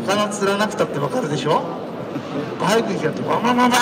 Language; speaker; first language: Japanese; native; Japanese